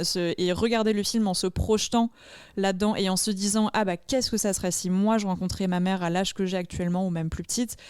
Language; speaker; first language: French; native; French